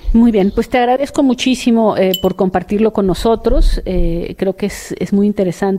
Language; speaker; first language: Spanish; native; Spanish